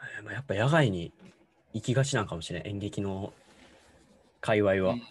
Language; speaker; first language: Japanese; native; Japanese